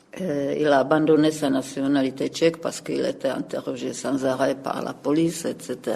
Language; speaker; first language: French; non-native, fluent; Czech